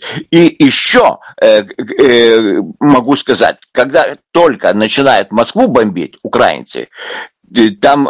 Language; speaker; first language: Russian; non-native, local second language; Lithuanian